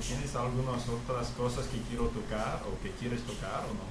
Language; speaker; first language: Spanish; non-native, fluent; English